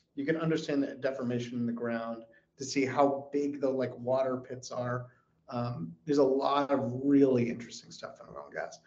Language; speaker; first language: English; native; English